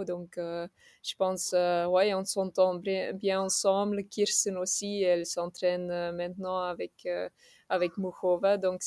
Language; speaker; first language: French; non-native, local second language; Dutch